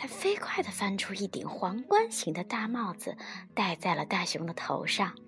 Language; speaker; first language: Chinese; native; Chinese